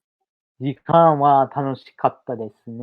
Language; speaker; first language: Japanese; non-native, learner; English